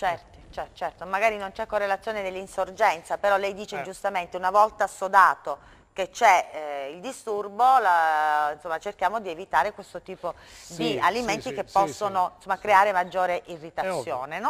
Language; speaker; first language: Italian; native; Italian